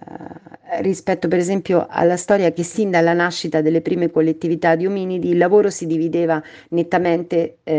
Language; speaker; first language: Italian; native; Italian